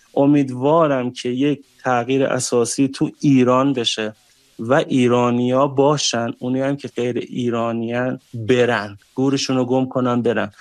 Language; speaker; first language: Persian; native; Persian